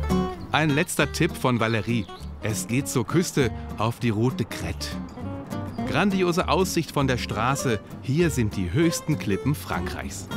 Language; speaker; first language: German; native; German